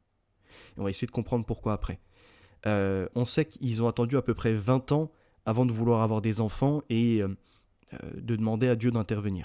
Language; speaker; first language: French; native; French